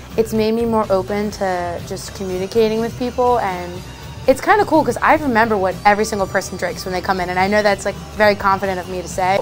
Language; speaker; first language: English; native; English